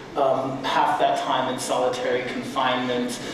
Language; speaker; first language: English; native; English